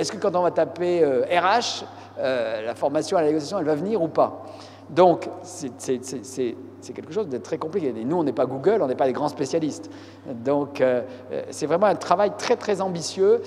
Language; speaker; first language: French; native; French